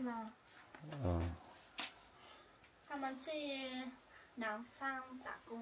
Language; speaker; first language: Chinese; non-native, learner; Vietnamese